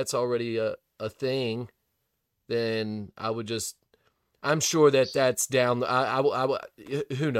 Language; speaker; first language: English; native; English